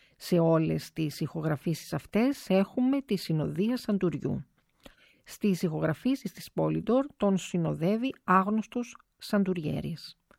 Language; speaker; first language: Greek; native; Greek